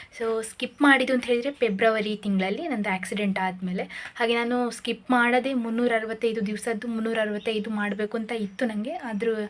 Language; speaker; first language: Kannada; native; Kannada